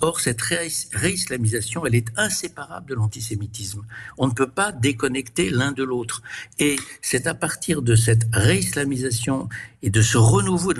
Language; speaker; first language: French; native; French